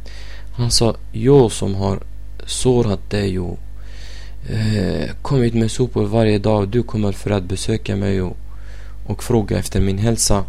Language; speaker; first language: Swedish; non-native, fluent; Arabic